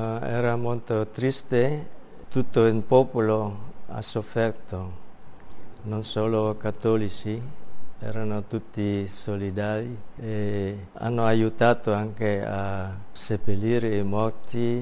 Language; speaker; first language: Italian; non-native, fluent; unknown